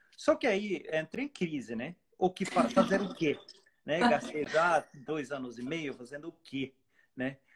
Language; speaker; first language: Portuguese; non-native, fluent; Swedish